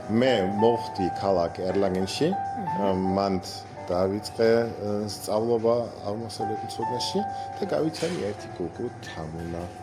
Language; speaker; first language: Georgian; non-native, learner; German